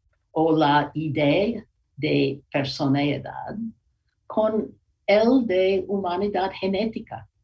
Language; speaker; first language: Spanish; non-native, learner; English